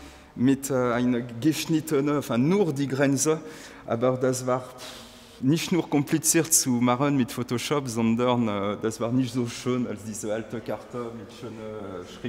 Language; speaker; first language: German; non-native, learner; French